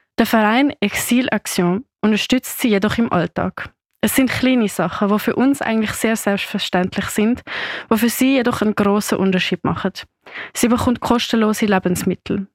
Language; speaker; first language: German; native; German